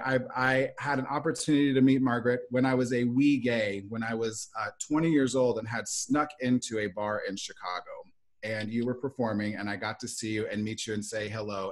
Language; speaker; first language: English; native; English